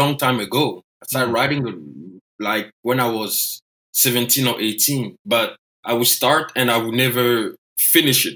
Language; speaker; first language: English; non-native, fluent; French